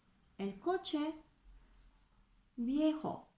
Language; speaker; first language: Spanish; non-native, fluent; Turkish